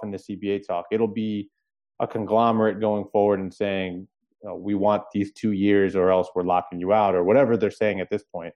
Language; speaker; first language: English; native; English